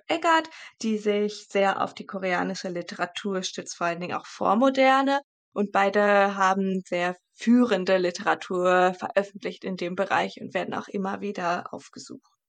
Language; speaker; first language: German; native; German